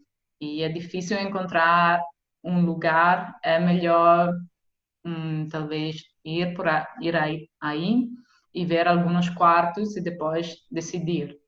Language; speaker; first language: Portuguese; non-native, fluent; Italian